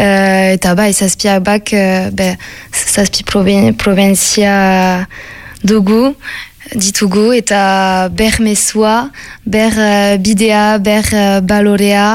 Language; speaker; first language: Basque; non-native, local second language; French